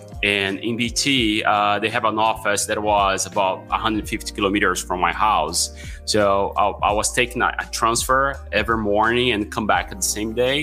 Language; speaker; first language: English; non-native, fluent; Portuguese